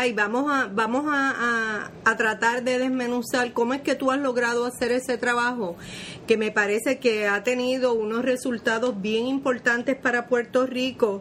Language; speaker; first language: Spanish; native; Spanish